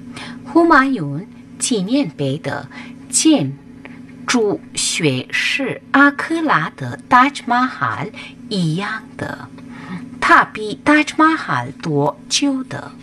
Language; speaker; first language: Chinese; non-native, learner; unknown